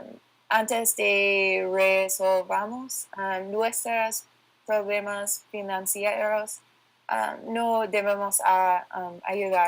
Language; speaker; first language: Spanish; non-native, learner; English